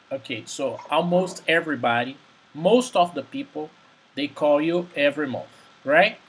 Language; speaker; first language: English; non-native, fluent; Portuguese